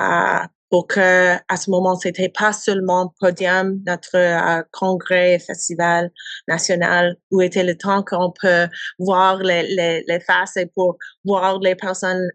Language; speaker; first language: French; non-native, learner; English